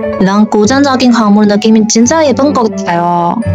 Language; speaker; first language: Korean; non-native, fluent; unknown